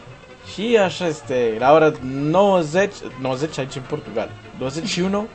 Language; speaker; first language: Romanian; non-native, learner; Portuguese